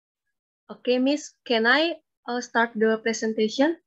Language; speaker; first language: English; non-native, learner; Indonesian